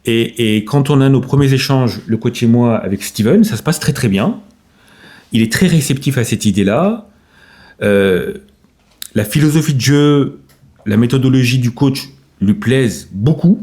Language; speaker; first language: French; native; French